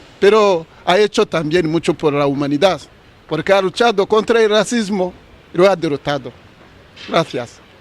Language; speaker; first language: Spanish; non-native, fluent; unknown